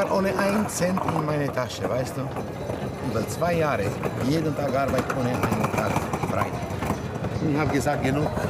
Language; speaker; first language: German; non-native, learner; Romanian